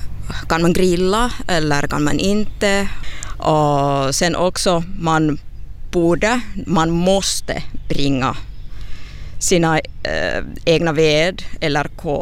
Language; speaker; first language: Swedish; non-native, local second language; Finnish